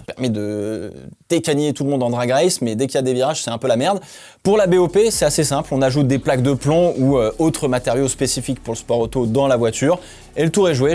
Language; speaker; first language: French; native; French